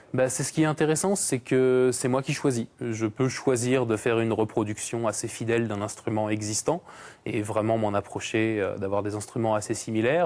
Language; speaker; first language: French; native; French